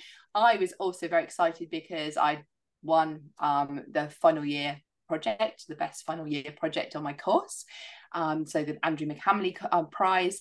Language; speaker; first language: English; native; English